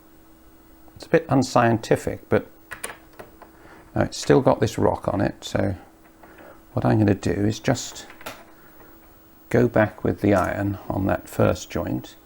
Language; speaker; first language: English; native; English